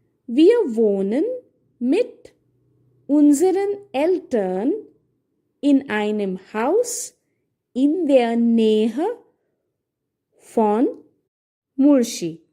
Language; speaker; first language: German; non-native, fluent; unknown